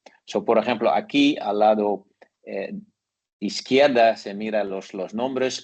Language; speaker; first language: Spanish; non-native, learner; Dutch